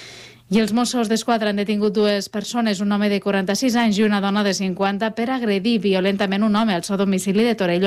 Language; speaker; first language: Catalan; native; Catalan